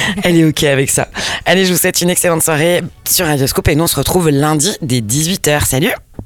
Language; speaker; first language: French; native; French